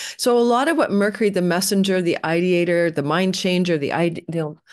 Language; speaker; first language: English; native; English